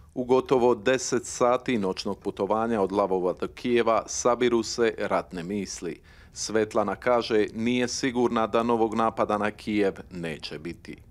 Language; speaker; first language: Croatian; native; Croatian